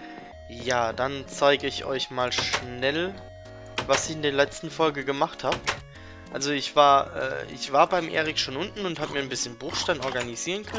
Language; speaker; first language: German; native; German